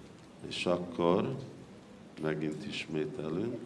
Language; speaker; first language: Hungarian; non-native, learner; English